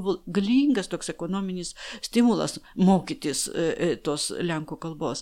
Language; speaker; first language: Lithuanian; non-native, local second language; Polish